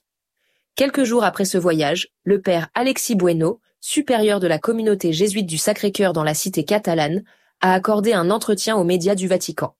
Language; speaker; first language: French; native; French